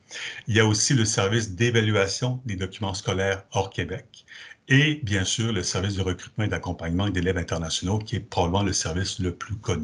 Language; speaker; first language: French; native; French